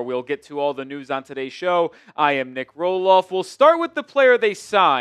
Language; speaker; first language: English; native; English